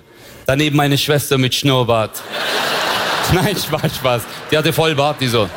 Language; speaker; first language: German; early bilingual, other home language; Turkish